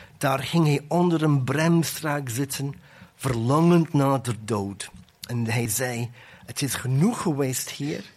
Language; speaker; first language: Dutch; non-native, fluent; English